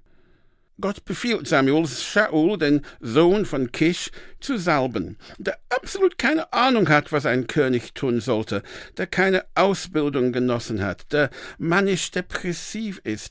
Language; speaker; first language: German; non-native, fluent; English